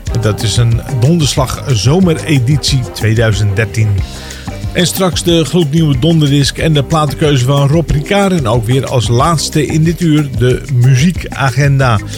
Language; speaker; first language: Dutch; native; Dutch